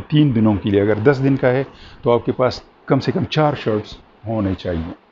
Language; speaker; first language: Urdu; non-native, local second language; Pashto